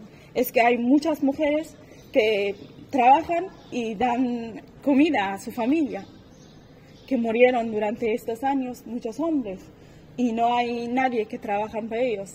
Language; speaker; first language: Spanish; non-native, learner; Persian